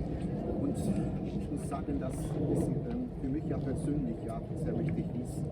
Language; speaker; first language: German; non-native, learner; Polish